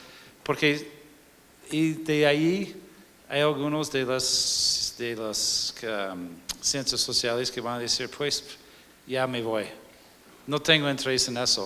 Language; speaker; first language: Spanish; non-native, fluent; English